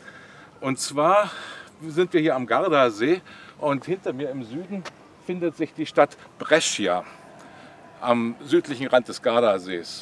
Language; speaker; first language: German; native; German